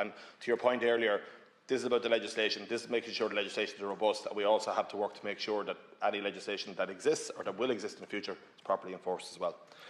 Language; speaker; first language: English; native; English